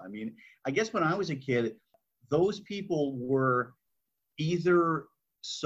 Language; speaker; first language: English; native; English